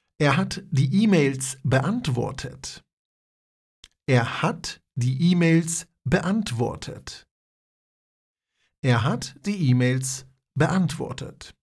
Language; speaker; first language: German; non-native, fluent; Polish